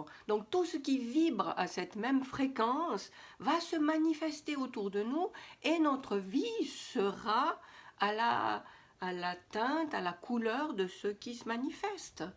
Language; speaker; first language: French; native; French